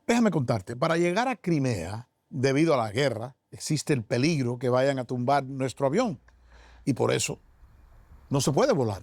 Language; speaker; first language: Spanish; native; Spanish